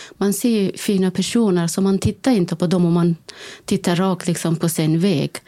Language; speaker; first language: Swedish; non-native, fluent; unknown